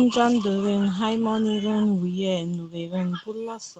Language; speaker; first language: Korean; non-native, learner; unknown